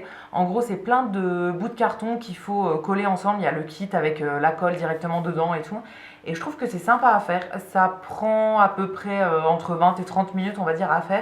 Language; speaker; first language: French; native; French